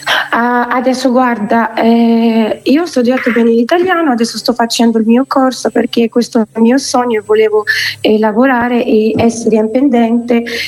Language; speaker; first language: Italian; non-native, learner; Arabic